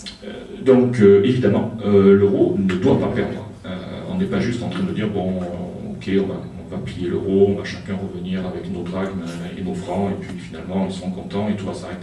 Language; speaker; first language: French; native; French